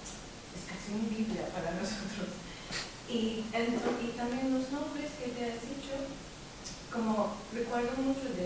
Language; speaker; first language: Spanish; non-native, fluent; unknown